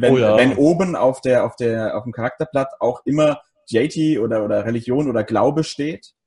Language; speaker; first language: German; native; German